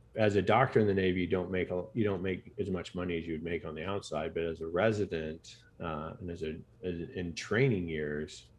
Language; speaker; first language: English; native; English